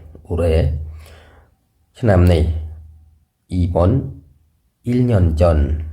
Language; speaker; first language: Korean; non-native, fluent; Khmer